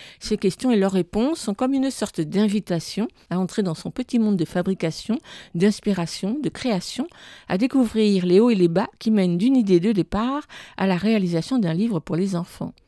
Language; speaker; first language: French; native; French